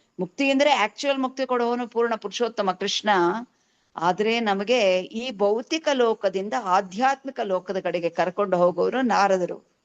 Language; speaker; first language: Kannada; native; Kannada